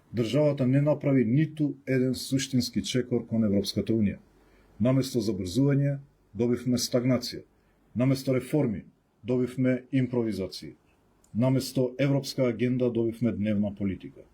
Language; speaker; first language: Macedonian; non-native, local second language; Albanian